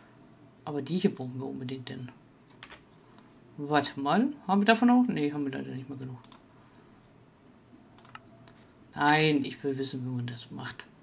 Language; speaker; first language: German; native; German